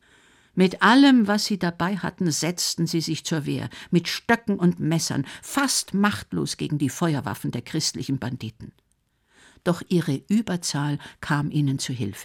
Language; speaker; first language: German; native; German